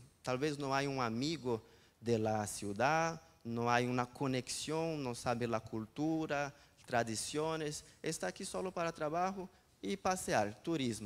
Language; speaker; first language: Spanish; non-native, fluent; Portuguese